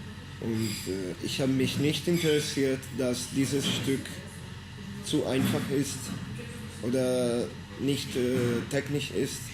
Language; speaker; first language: German; non-native, fluent; Italian